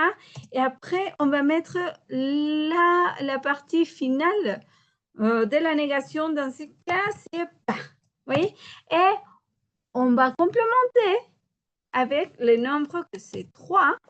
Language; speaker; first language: French; non-native, learner; Spanish